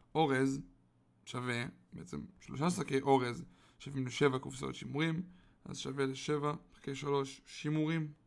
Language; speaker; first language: Hebrew; native; Hebrew